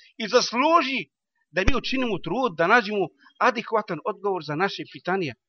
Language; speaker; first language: Bosnian; non-native, learner; Arabic